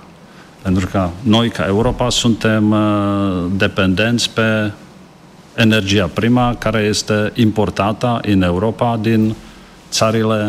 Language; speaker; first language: Romanian; non-native, learner; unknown